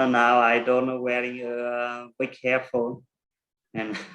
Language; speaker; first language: English; non-native, learner; Vietnamese